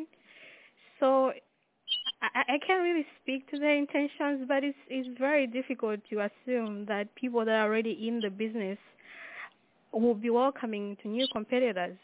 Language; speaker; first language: English; non-native, local second language; Nyanja